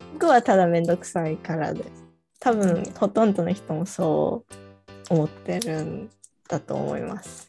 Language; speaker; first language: Japanese; early bilingual, heritage; Japanese